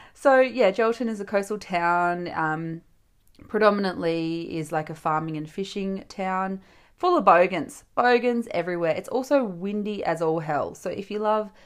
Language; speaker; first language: English; native; English